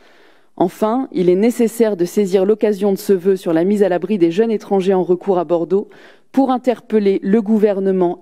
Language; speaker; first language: French; native; French